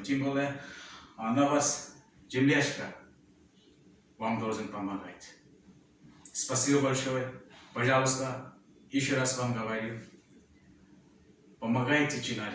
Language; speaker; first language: Russian; non-native, learner; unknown